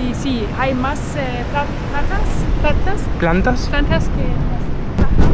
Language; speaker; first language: Spanish; non-native, learner; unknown